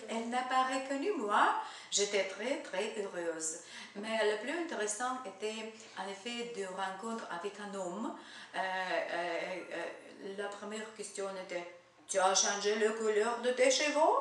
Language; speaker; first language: French; non-native, learner; Russian